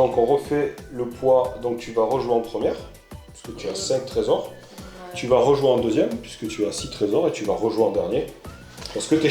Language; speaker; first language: French; native; French